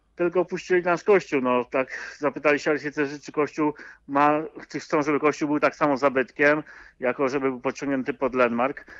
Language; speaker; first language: Polish; native; Polish